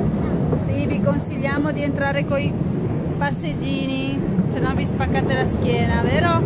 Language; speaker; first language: Italian; native; Italian